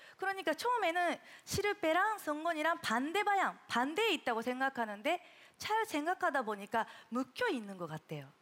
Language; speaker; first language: Korean; non-native, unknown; Japanese